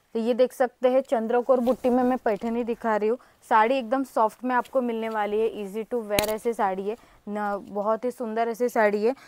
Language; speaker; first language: Hindi; non-native, local second language; Marathi